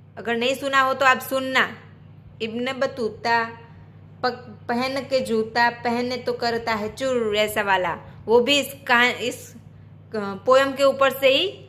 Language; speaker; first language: Hindi; non-native, local second language; Gujarati